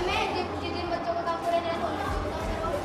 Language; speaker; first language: Hindi; native; Hindi